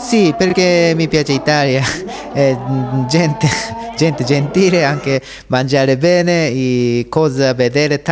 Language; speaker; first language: Italian; non-native, learner; Japanese